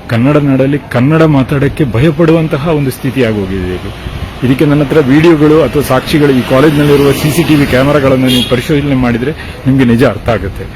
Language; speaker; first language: Kannada; native; Kannada